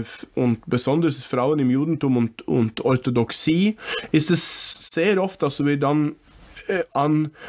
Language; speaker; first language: German; non-native, fluent; English